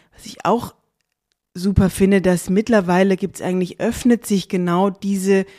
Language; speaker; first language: German; native; German